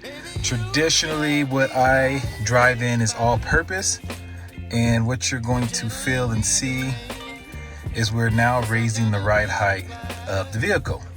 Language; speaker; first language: English; native; English